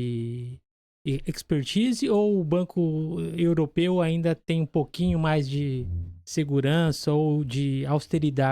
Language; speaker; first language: Portuguese; native; Portuguese